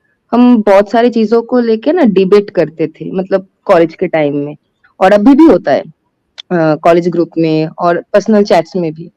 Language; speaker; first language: Hindi; non-native, local second language; Bangla